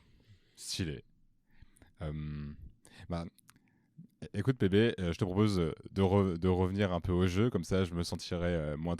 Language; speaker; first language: French; native; French